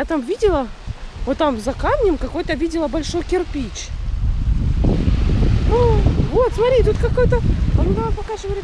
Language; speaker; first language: Russian; native; Russian